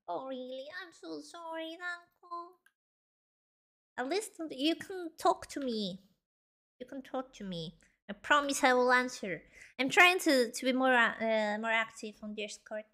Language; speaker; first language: English; non-native, learner; Spanish